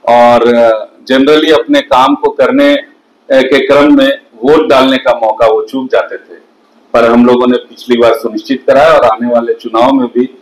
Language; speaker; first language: Hindi; native; Hindi